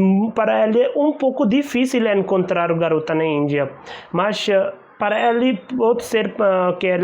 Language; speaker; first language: Portuguese; non-native, learner; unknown